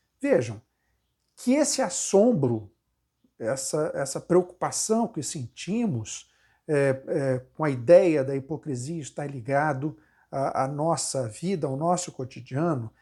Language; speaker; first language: Portuguese; native; Portuguese